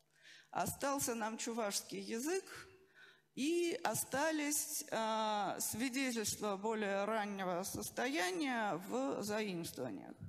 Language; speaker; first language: Russian; native; Russian